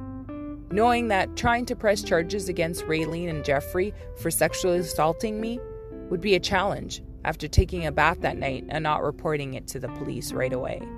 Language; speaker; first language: English; native; English